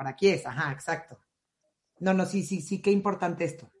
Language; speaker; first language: Spanish; native; Spanish